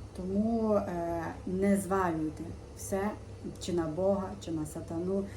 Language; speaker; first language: Ukrainian; native; Ukrainian